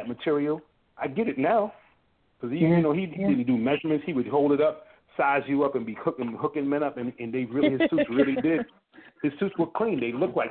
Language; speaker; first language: English; early bilingual, other home language; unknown